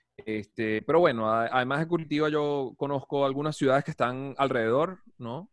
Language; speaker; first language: Spanish; native; Spanish